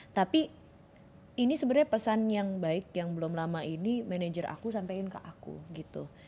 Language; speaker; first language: Indonesian; native; Indonesian